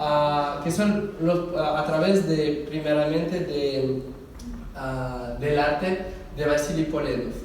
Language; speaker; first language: Spanish; non-native, fluent; Russian